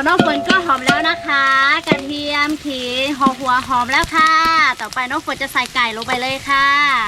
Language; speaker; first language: Thai; non-native, local second language; Lahu